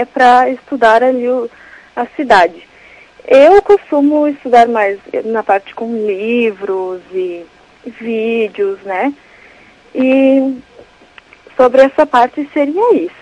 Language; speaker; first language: Portuguese; native; Portuguese